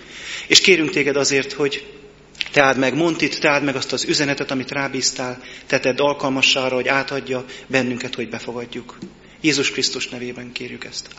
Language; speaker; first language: Hungarian; native; Hungarian